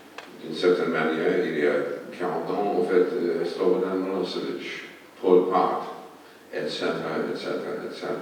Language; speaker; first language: French; non-native, fluent; English